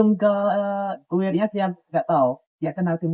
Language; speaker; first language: Indonesian; non-native, learner; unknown